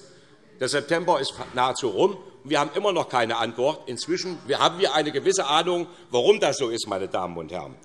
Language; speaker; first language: German; native; German